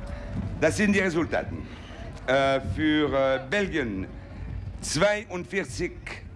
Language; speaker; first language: German; non-native, local second language; Italian